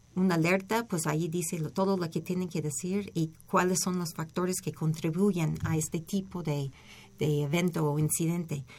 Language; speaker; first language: Spanish; non-native, fluent; English